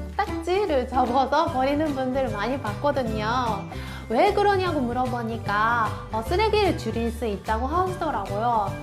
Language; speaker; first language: Korean; non-native, fluent; Japanese